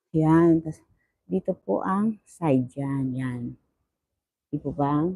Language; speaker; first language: Filipino; native; Filipino